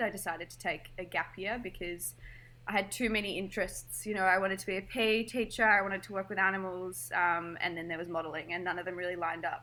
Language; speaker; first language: English; native; English